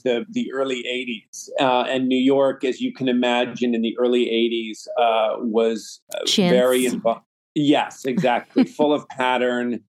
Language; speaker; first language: English; native; English